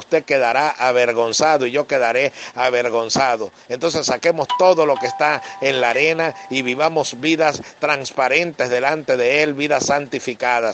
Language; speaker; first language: Spanish; native; Spanish